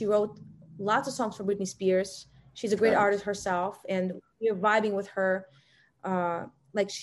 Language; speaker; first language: English; non-native, fluent; Russian